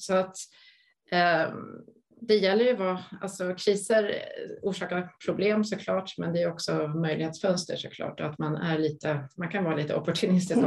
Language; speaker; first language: Swedish; native; Swedish